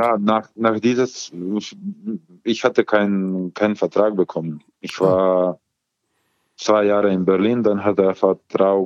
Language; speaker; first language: German; non-native, learner; Croatian